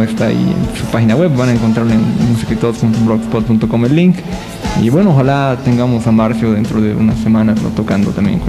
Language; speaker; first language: Spanish; native; Spanish